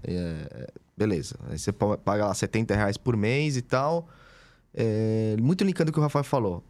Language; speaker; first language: Portuguese; native; Portuguese